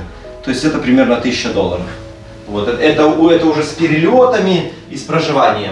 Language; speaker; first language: Russian; native; Russian